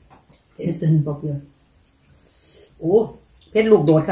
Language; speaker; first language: German; non-native, learner; Thai